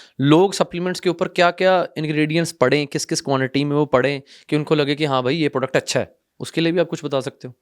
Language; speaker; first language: Hindi; non-native, local second language; Punjabi